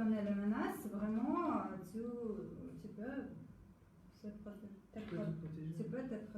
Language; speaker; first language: French; non-native, learner; Russian